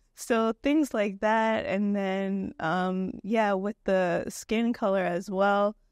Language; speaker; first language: English; native; English